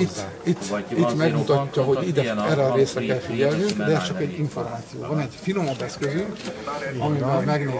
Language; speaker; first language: Hungarian; native; Hungarian